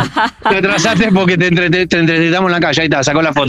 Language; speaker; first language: Spanish; native; Spanish